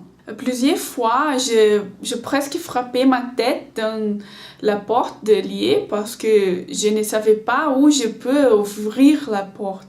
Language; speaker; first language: French; non-native, learner; Portuguese